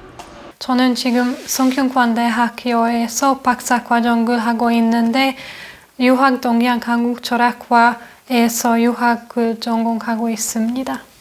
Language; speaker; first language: Korean; non-native, fluent; Hungarian